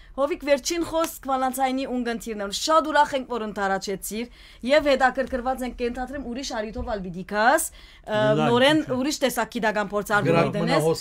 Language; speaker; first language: Armenian; early bilingual, heritage; Armenian